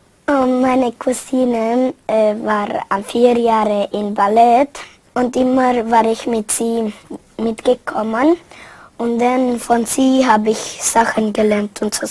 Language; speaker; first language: German; non-native, learner; Spanish